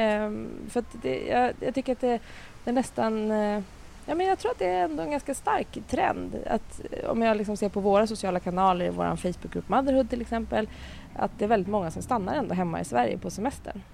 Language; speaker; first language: Swedish; native; Swedish